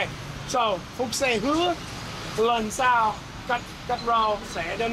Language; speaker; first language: Vietnamese; non-native, learner; English